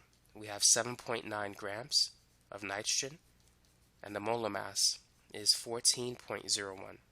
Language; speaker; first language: English; native; English